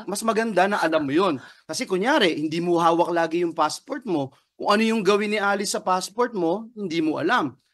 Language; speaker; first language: Filipino; native; Filipino